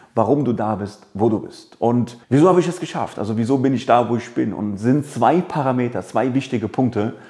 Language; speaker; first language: German; early bilingual, other home language; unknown